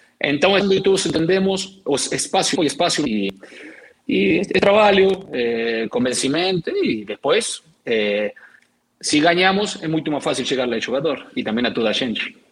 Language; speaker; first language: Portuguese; non-native, learner; Spanish